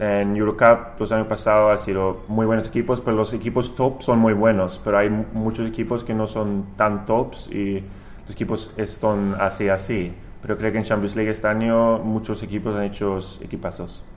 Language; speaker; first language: Spanish; non-native, fluent; Swedish